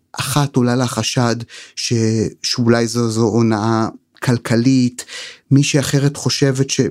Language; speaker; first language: Hebrew; native; Hebrew